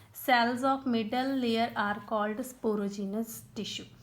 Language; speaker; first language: English; non-native, local second language; Punjabi